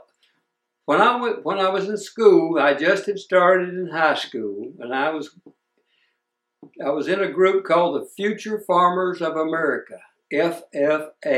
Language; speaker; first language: English; native; English